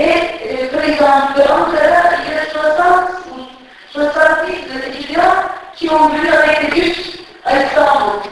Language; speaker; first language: French; non-native, fluent; Turkish